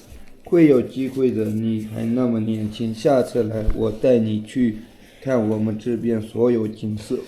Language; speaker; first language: Chinese; non-native, local second language; Tibetan